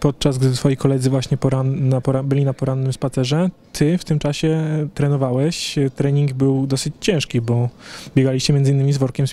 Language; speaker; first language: Polish; native; Polish